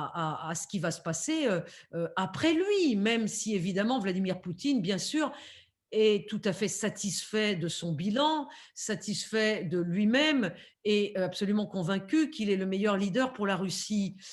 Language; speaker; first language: French; native; French